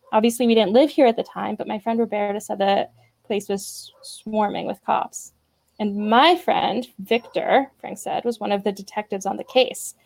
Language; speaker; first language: English; native; English